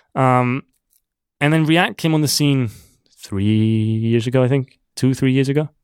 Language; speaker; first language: English; non-native, fluent; German